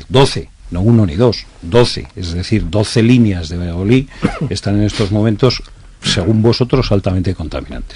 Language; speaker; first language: Spanish; native; Spanish